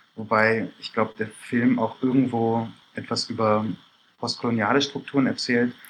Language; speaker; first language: German; early bilingual, other home language; Persian